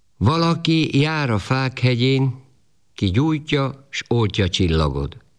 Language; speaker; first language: Hungarian; native; Hungarian